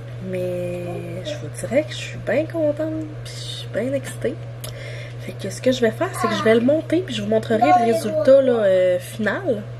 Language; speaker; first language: French; native; French